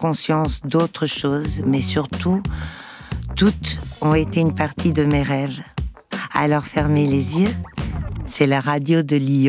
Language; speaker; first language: French; early bilingual, other home language; Portuguese